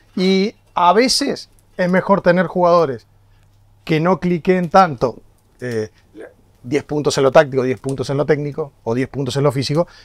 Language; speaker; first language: Spanish; native; Spanish